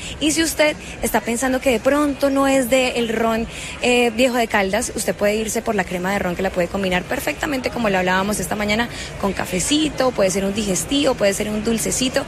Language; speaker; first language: Spanish; native; Spanish